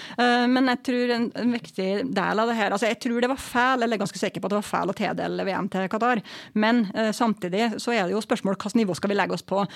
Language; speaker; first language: Norwegian; native; Norwegian